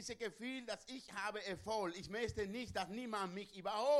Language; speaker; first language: German; non-native, learner; Spanish